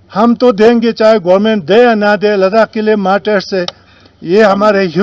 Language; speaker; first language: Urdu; non-native, local second language; Ladakhi